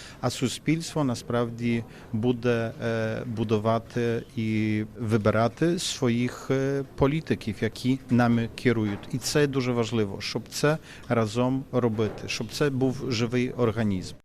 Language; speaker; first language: Ukrainian; non-native, fluent; Polish